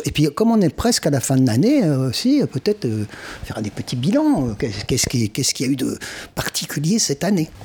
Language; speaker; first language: French; native; French